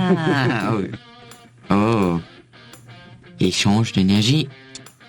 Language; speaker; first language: French; non-native, learner; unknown